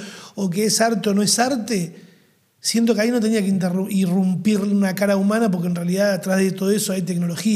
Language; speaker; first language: Spanish; native; Spanish